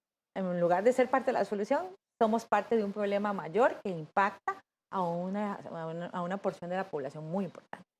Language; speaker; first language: Spanish; native; Spanish